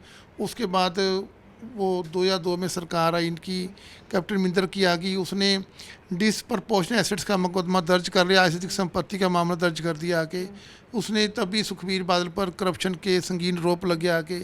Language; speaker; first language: Hindi; non-native, local second language; Punjabi